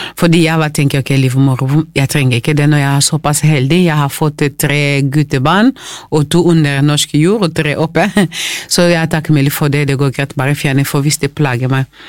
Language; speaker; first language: Norwegian; non-native, fluent; Lingala